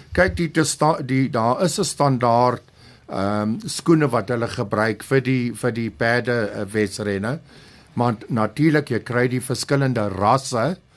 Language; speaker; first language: Afrikaans; non-native, local second language; English